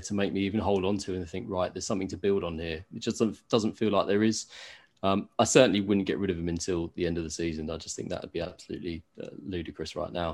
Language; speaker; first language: English; native; English